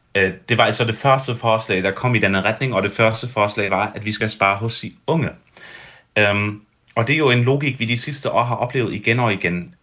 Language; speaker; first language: Danish; early bilingual, heritage; Danish